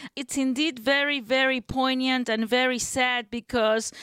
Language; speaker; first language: English; non-native, fluent; Spanish